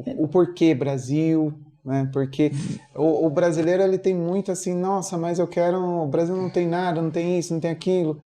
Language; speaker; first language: Portuguese; native; Portuguese